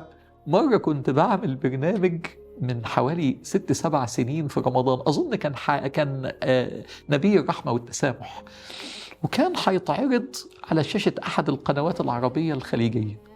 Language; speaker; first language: Arabic; native; Arabic